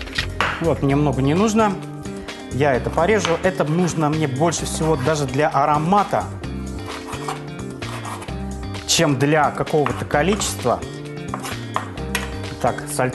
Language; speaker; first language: Russian; native; Russian